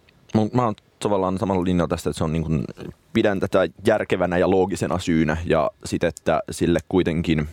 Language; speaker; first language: Finnish; native; Finnish